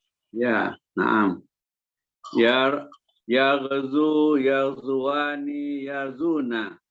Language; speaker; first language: Arabic; non-native, learner; Indonesian